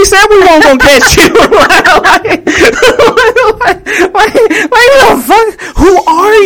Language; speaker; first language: English; native; English